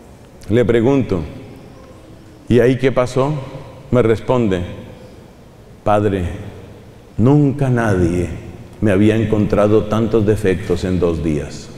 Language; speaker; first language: Spanish; native; Spanish